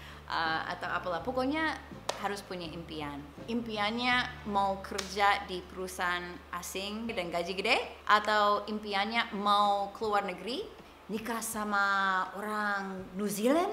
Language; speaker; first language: Indonesian; non-native, fluent; English